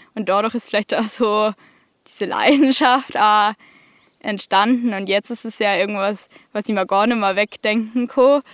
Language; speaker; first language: German; native; German